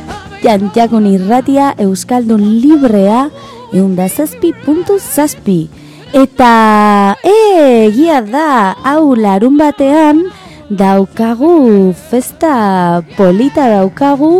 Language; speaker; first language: Basque; non-native, learner; Spanish